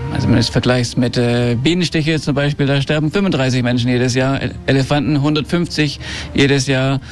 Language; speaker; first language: German; early bilingual, heritage; German